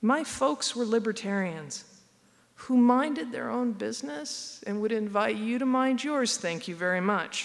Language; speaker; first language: English; native; English